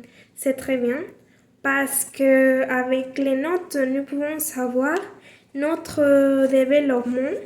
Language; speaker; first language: French; non-native, learner; Spanish